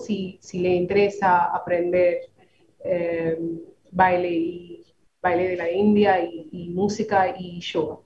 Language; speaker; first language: Spanish; non-native, fluent; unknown